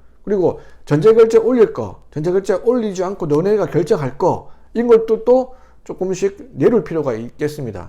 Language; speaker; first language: Korean; native; Korean